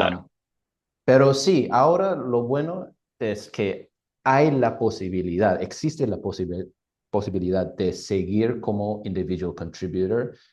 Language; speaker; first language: Spanish; non-native, fluent; English